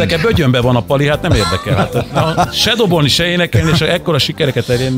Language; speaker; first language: Hungarian; native; Hungarian